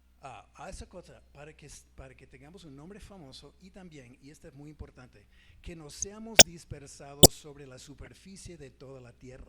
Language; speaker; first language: Spanish; non-native, fluent; English